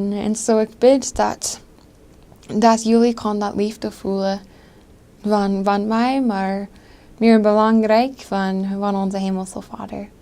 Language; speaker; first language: Dutch; non-native, fluent; English